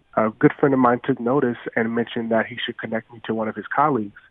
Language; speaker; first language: English; native; English